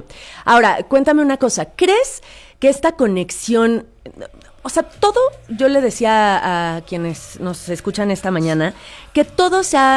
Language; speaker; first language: Spanish; native; Spanish